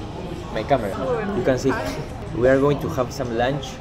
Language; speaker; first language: English; non-native, learner; Spanish